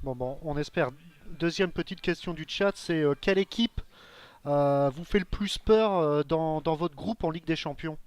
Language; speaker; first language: French; native; French